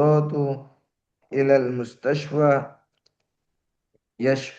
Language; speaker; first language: Arabic; non-native, learner; Indonesian